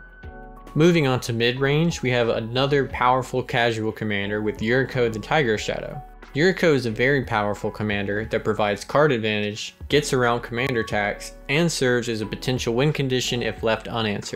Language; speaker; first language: English; native; English